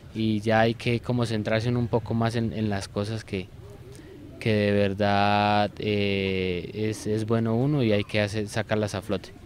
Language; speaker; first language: Spanish; native; Spanish